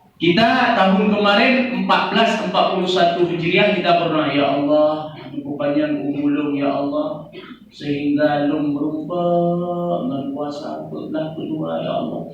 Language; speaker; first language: Indonesian; non-native, local second language; Achinese